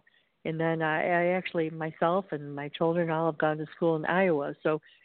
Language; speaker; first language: English; native; English